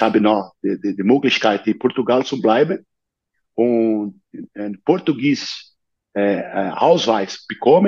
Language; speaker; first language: German; non-native, fluent; Portuguese